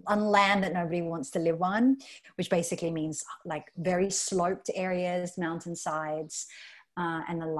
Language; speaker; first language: English; native; English